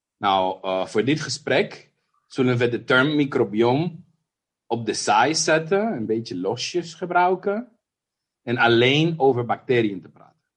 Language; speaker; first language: Dutch; non-native, fluent; Spanish